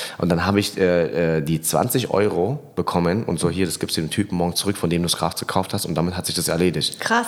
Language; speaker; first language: German; early bilingual, other home language; Vietnamese